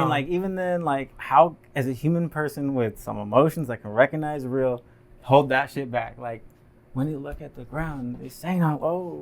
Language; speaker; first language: English; native; English